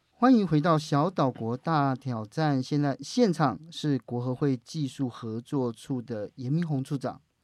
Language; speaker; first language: Chinese; native; Chinese